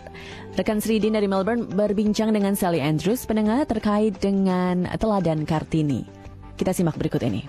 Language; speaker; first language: Indonesian; native; Indonesian